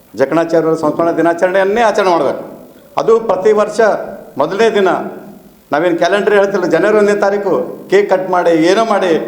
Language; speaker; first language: Kannada; native; Kannada